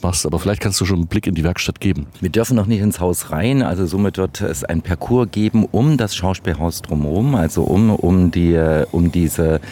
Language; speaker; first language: German; native; German